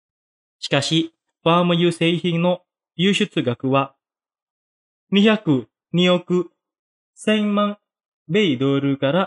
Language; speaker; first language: Japanese; non-native, fluent; Indonesian